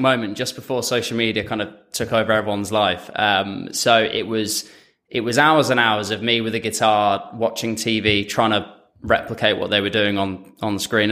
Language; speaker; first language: English; native; English